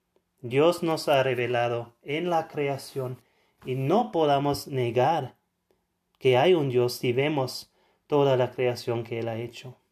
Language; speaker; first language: Spanish; non-native, fluent; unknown